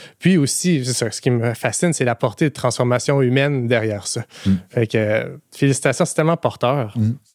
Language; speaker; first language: French; native; French